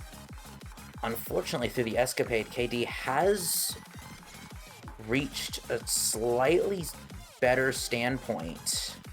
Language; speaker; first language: English; native; English